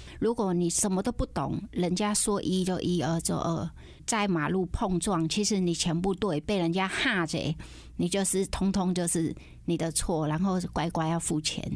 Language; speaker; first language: Chinese; non-native, fluent; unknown